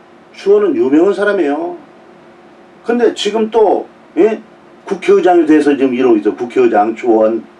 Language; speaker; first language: Korean; native; Korean